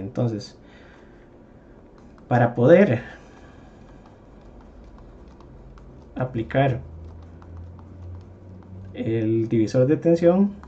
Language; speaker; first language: Spanish; native; Spanish